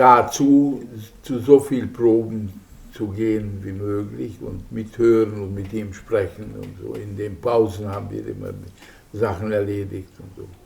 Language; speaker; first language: German; non-native, fluent; Hungarian